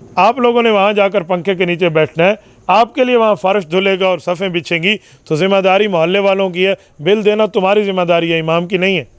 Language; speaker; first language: Urdu; non-native, local second language; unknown